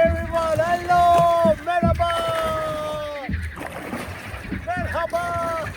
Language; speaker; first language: Turkish; native; Turkish